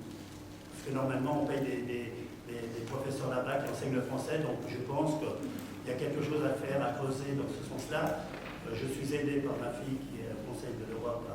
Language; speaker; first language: French; native; French